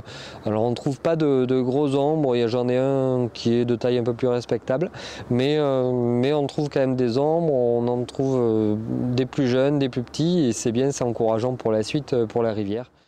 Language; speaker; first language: French; native; French